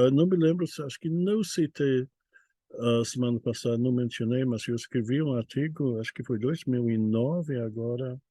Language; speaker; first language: Portuguese; non-native, fluent; English